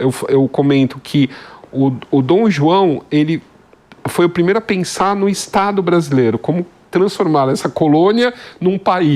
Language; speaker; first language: Portuguese; native; Portuguese